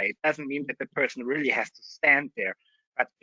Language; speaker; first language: English; non-native, fluent; German